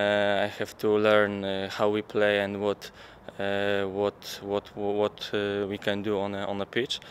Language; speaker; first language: English; non-native, learner; Polish